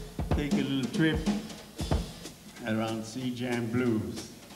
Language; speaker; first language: English; non-native, fluent; French